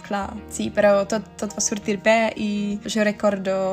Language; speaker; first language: Catalan; non-native, fluent; Czech